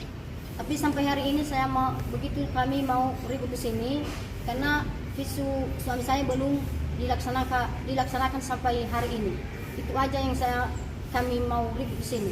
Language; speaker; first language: Indonesian; non-native, local second language; Nias